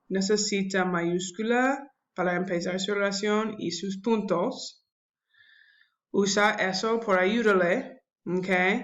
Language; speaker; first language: Spanish; non-native, learner; English